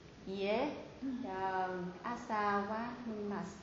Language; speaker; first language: Japanese; non-native, learner; Vietnamese